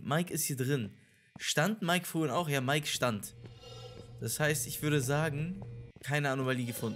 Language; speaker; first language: German; native; German